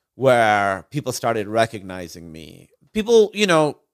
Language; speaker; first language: English; non-native, local second language; Urdu